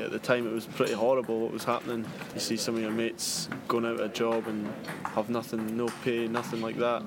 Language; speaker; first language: English; native; English